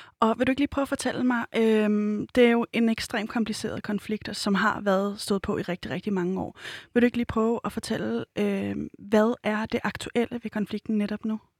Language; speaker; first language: Danish; native; Danish